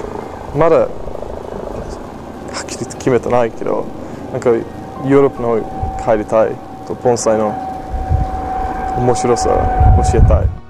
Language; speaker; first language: Japanese; non-native, fluent; English